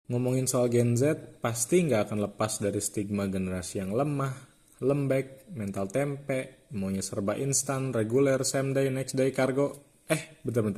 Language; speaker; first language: Indonesian; native; Indonesian